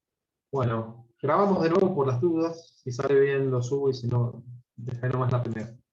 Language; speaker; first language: Spanish; native; Spanish